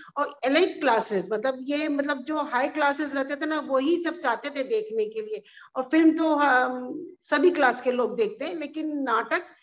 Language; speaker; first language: Hindi; native; Hindi